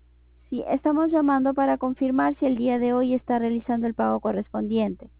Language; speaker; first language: Spanish; native; Spanish